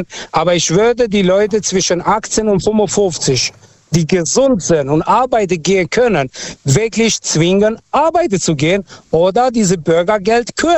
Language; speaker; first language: German; non-native, fluent; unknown